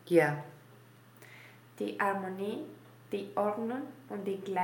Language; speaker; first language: German; non-native, learner; Spanish